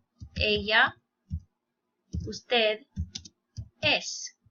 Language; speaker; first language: Spanish; non-native, fluent; English